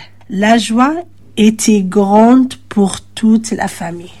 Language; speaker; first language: French; non-native, local second language; Arabic